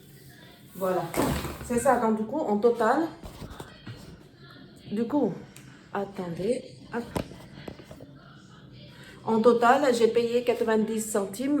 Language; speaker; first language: French; non-native, learner; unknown